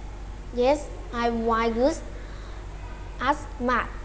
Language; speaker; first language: English; non-native, learner; Vietnamese